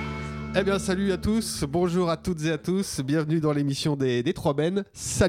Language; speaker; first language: French; native; French